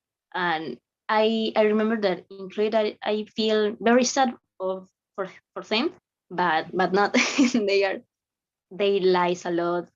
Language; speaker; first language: English; non-native, learner; Spanish